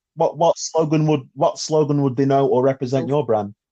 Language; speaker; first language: English; native; English